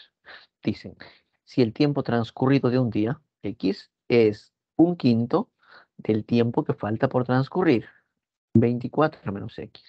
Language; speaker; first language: Spanish; native; Spanish